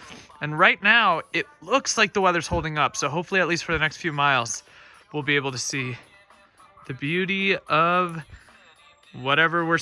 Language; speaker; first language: English; native; English